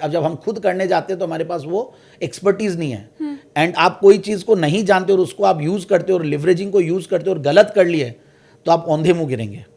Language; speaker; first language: Hindi; native; Hindi